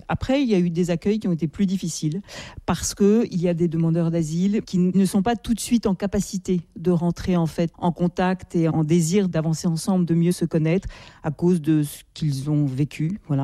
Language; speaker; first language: French; native; French